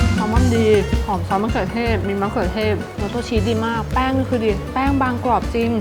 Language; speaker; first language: Thai; native; Thai